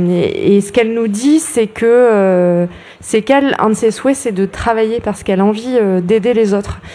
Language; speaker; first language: French; native; French